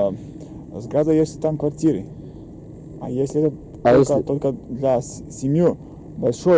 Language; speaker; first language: Russian; non-native, learner; Serbian